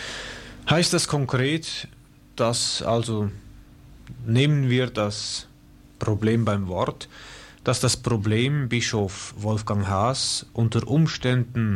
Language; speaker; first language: German; native; German